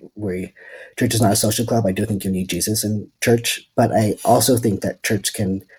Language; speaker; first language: English; non-native, fluent; Dutch